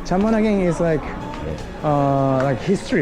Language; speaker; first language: English; non-native, learner; Japanese